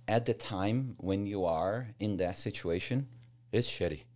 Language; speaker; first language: English; non-native, fluent; Portuguese